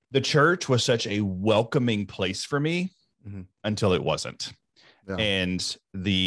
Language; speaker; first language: English; native; English